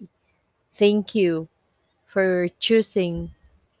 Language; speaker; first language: English; non-native, local second language; Filipino